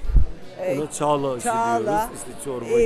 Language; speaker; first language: Turkish; native; Turkish